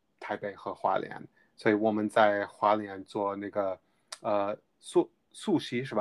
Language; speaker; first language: Chinese; non-native, fluent; English